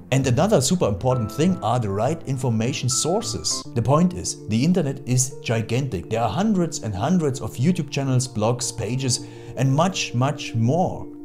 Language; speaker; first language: English; non-native, fluent; German